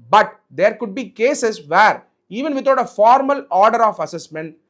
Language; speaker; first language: English; non-native, local second language; Tamil